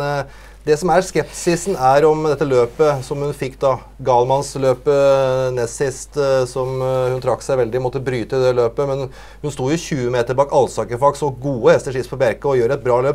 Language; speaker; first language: Norwegian; native; Norwegian